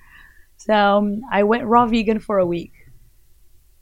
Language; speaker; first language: English; non-native, fluent; Portuguese